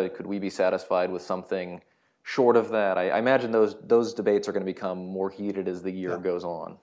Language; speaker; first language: English; native; English